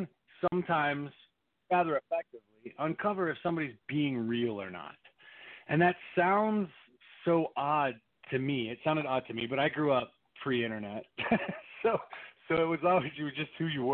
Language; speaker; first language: English; native; English